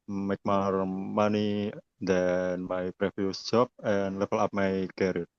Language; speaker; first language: English; non-native, learner; Indonesian